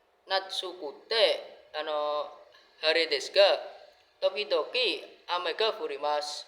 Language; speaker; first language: Japanese; non-native, learner; Indonesian